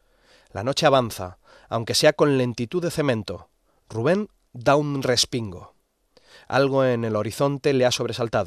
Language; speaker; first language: Spanish; native; Spanish